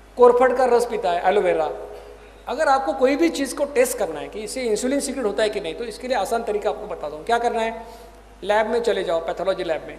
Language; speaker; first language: Hindi; non-native, local second language; Marathi